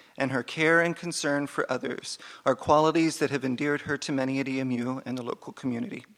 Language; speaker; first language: English; native; English